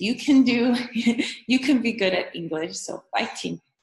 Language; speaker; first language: English; early bilingual, other home language; Korean